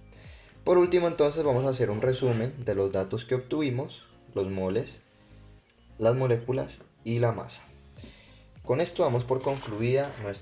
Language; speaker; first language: Spanish; native; Spanish